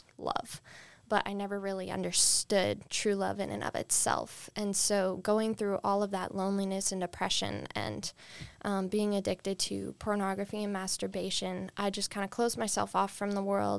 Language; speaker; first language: English; native; English